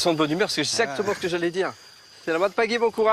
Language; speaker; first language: French; native; French